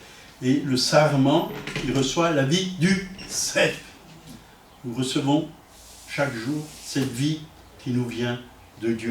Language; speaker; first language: French; native; French